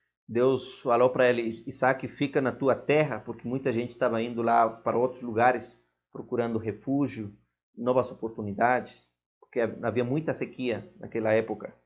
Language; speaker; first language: Portuguese; non-native, fluent; Spanish